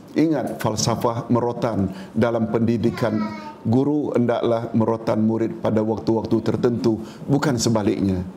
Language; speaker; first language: Malay; native; Malay